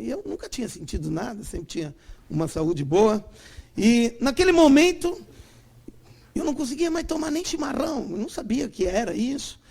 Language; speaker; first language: Portuguese; native; Portuguese